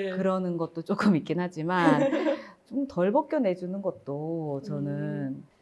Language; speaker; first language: Korean; native; Korean